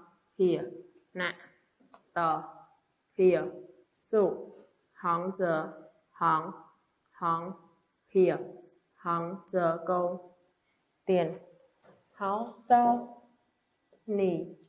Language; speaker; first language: Chinese; non-native, fluent; Khmer